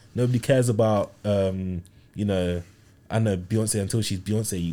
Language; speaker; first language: English; early bilingual, other home language; Yoruba